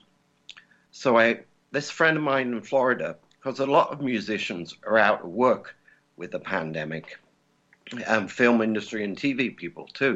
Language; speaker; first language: English; native; English